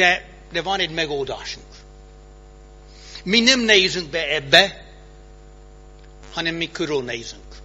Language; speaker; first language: Hungarian; non-native, fluent; English